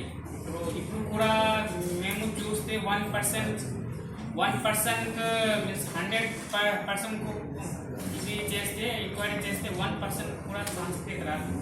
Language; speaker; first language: Telugu; non-native, learner; Hindi